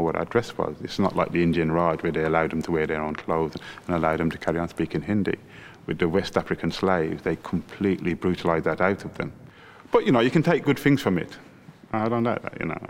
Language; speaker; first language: English; native; English